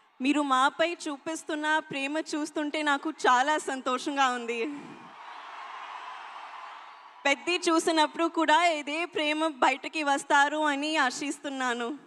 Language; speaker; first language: Telugu; non-native, learner; Hindi